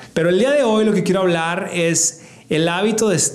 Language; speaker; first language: Spanish; native; Spanish